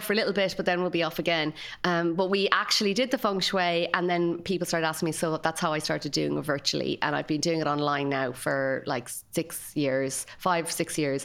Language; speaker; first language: English; native; English